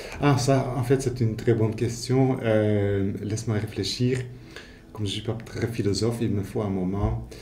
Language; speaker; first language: French; non-native, fluent; Dutch